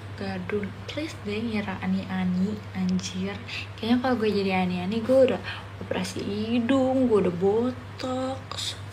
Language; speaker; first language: Indonesian; native; Indonesian